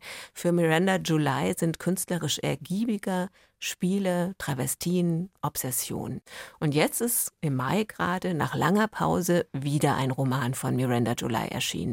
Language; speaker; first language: German; native; German